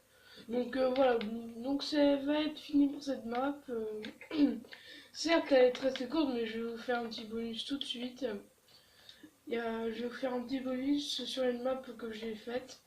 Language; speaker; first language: French; native; French